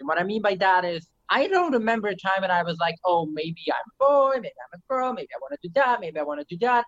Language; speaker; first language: English; early bilingual, other home language; Yiddish